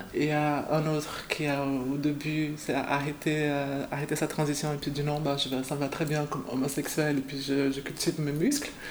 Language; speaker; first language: French; non-native, fluent; Portuguese